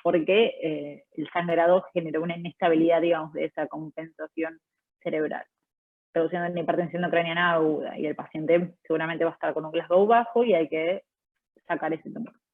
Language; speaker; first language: Spanish; native; Spanish